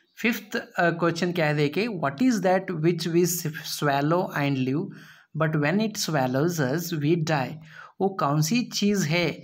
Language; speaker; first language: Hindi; non-native, local second language; Kannada